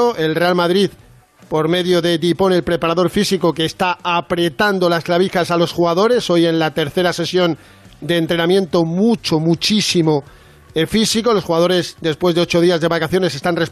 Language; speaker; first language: Spanish; native; Spanish